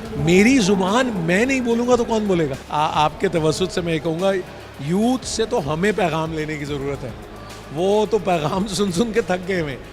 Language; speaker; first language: Urdu; native; Urdu